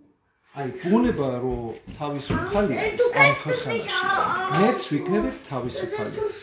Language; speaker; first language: Georgian; non-native, learner; German